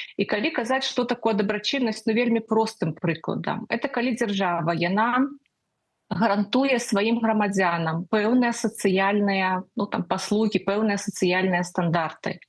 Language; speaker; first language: Belarusian; native; Belarusian